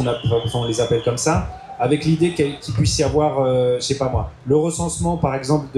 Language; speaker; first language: French; native; French